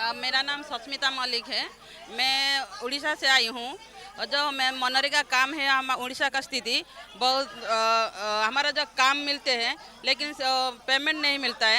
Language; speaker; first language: Hindi; non-native, local second language; Odia